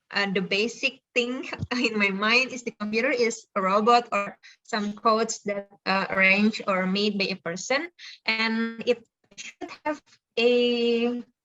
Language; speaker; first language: English; non-native, fluent; Indonesian